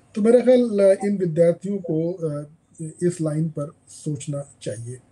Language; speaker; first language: Hindi; native; Hindi